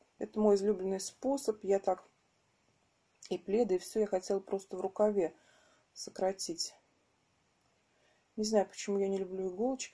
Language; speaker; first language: Russian; native; Russian